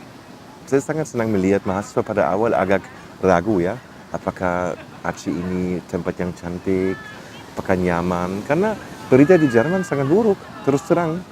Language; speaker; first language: Indonesian; non-native, fluent; German